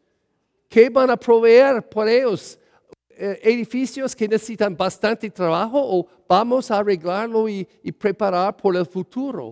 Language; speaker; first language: Spanish; early bilingual, heritage; English